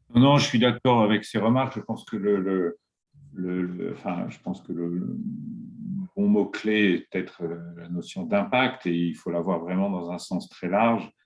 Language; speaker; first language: French; native; French